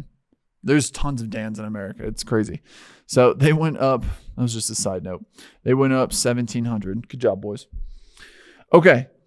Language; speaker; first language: English; native; English